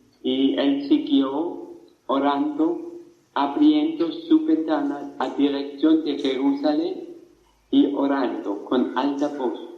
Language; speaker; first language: Spanish; non-native, fluent; German